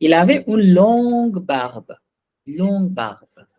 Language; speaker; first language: French; non-native, fluent; Hindi